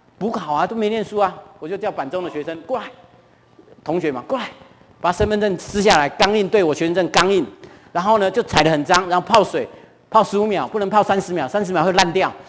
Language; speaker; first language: Chinese; non-native, local second language; Hakka Chinese